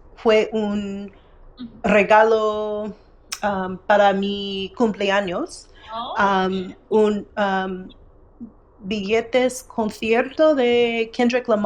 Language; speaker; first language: Spanish; non-native, learner; English